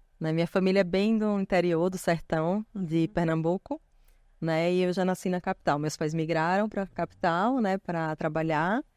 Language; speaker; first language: Portuguese; native; Portuguese